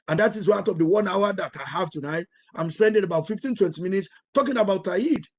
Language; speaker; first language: English; non-native, local second language; Yoruba